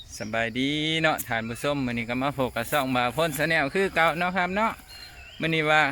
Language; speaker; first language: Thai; non-native, local second language; Northeastern Thai